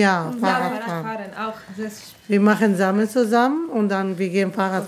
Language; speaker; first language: German; non-native, learner; Arabic